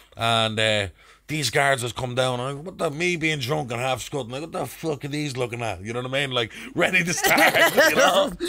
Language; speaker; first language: English; native; English